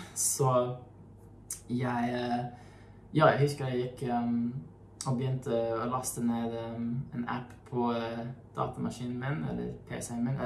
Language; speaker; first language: Norwegian; non-native, fluent; English